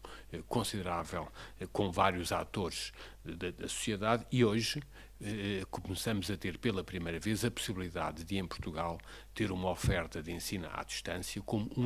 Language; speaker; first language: Portuguese; native; Portuguese